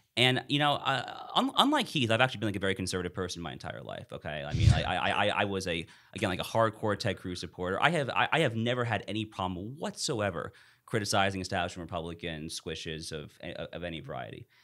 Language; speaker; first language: English; native; English